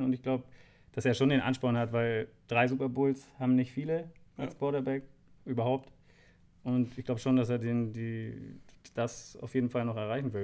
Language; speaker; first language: German; native; German